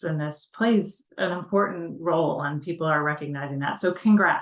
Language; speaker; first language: English; native; English